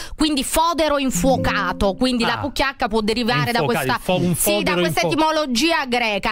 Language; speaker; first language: Italian; native; Italian